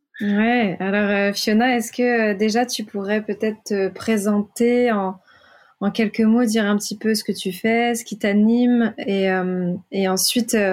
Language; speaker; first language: French; native; French